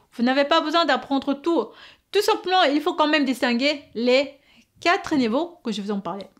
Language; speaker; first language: French; non-native, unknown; Korean